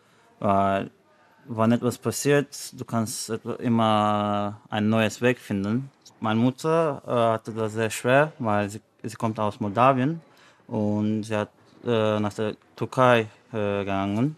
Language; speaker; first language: German; non-native, learner; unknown